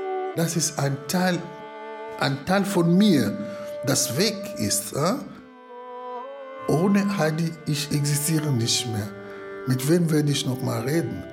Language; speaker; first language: German; non-native, fluent; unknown